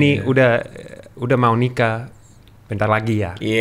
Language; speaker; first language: Indonesian; non-native, learner; English